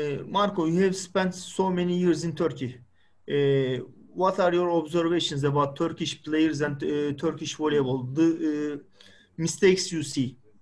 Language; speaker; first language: English; non-native, fluent; Turkish